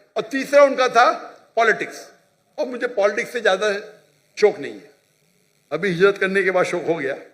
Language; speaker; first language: Hindi; non-native, local second language; Konkani